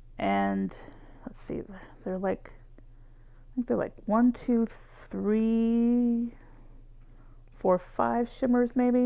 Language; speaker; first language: English; native; English